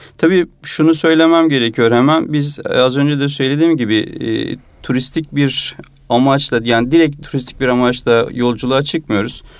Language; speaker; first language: Turkish; native; Turkish